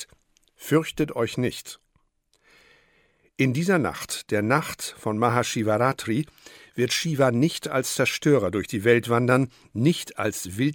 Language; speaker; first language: German; native; German